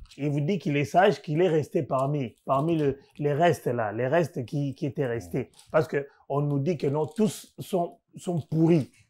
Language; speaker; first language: French; non-native, local second language; Lingala